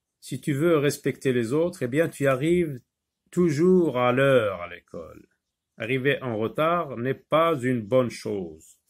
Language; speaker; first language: French; non-native, local second language; Arabic